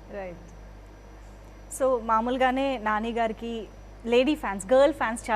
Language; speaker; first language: Telugu; native; Telugu